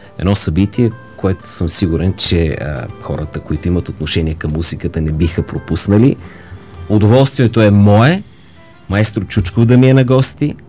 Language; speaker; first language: Bulgarian; native; Bulgarian